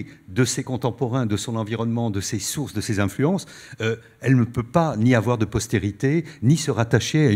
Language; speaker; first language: French; native; French